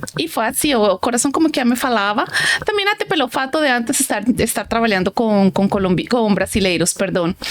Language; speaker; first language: Portuguese; non-native, fluent; Spanish